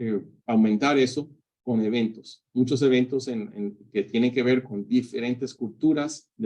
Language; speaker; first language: Spanish; early bilingual, heritage; Spanish